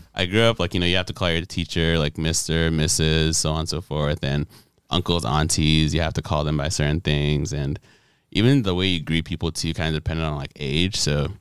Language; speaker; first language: English; non-native, local second language; Yoruba